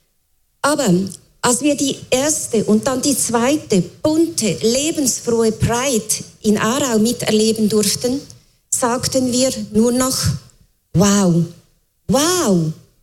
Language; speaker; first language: German; native; German